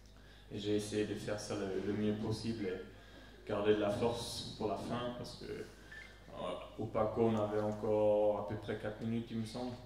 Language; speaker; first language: French; non-native, local second language; Swiss German